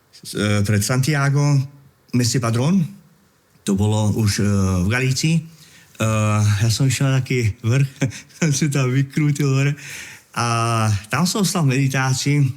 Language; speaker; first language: Slovak; native; Slovak